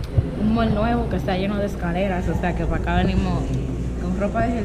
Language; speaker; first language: Spanish; native; Spanish